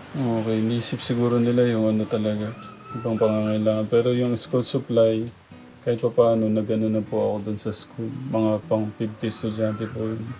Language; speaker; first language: Filipino; native; Filipino